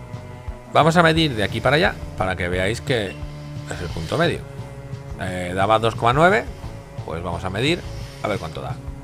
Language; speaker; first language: Spanish; native; Spanish